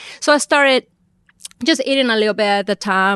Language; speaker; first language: English; non-native, fluent; Spanish